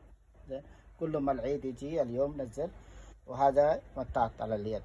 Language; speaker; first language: Arabic; non-native, learner; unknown